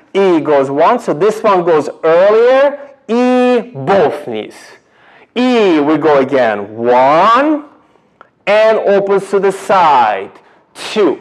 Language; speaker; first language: English; non-native, fluent; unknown